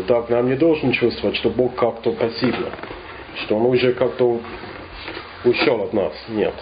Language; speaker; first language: Russian; non-native, fluent; English